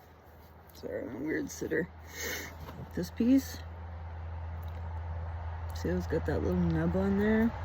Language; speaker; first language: English; native; English